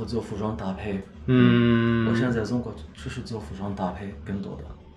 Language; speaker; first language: Chinese; non-native, fluent; Arabic